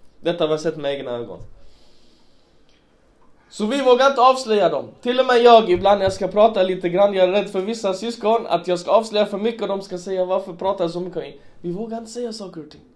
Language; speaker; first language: Swedish; early bilingual, other home language; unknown